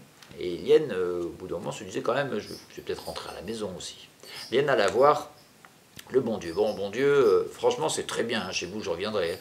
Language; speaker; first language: French; native; French